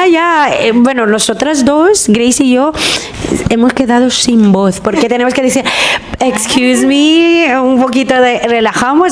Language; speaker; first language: Spanish; non-native, fluent; Filipino